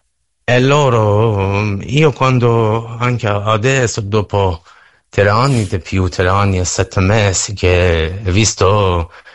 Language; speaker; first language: Italian; non-native, learner; Persian